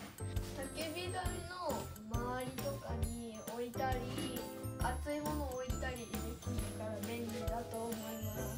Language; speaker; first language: Japanese; native; Japanese